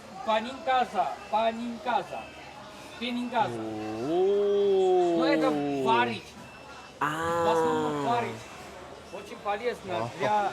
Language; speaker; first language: Russian; non-native, learner; Chinese